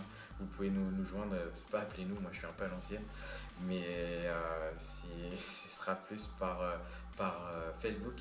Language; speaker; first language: French; native; French